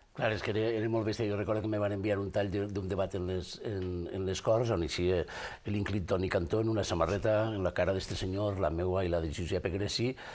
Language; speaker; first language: Catalan; native; Catalan